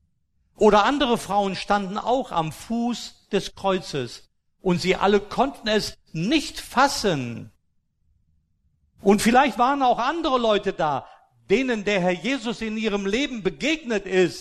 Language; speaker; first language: German; native; German